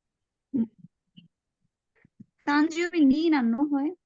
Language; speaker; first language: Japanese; non-native, learner; Bangla